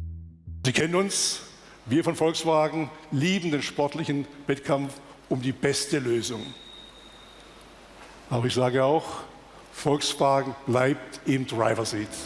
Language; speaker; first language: German; native; German